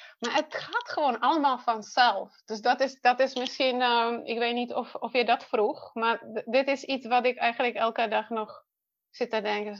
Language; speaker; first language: Dutch; non-native, fluent; Czech